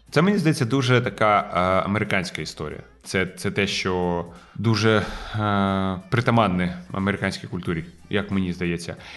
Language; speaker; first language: Ukrainian; non-native, local second language; Russian